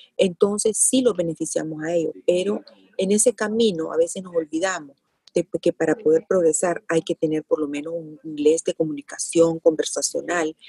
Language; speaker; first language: Spanish; native; Spanish